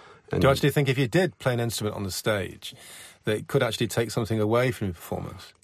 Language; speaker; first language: English; native; English